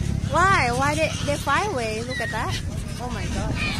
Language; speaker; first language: English; non-native, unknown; Thai